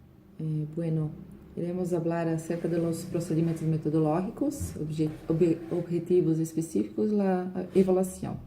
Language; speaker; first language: Spanish; non-native, learner; Portuguese